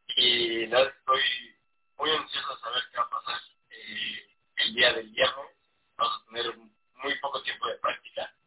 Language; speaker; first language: Spanish; native; Spanish